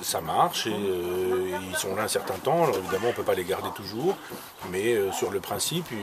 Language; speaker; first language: French; native; French